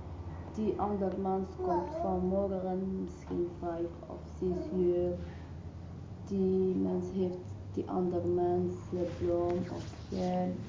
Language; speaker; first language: Dutch; non-native, learner; Arabic